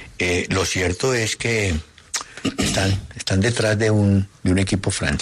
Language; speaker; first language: Spanish; native; Spanish